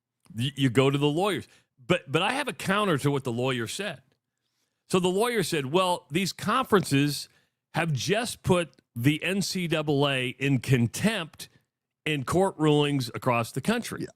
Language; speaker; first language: English; native; English